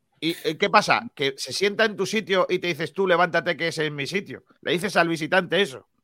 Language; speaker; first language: Spanish; native; Spanish